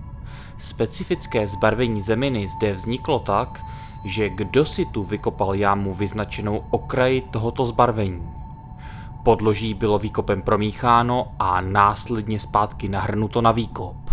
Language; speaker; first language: Czech; native; Czech